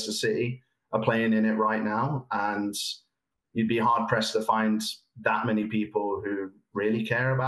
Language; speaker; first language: English; native; English